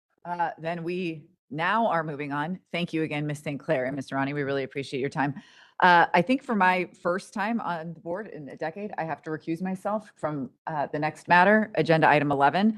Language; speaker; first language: English; native; English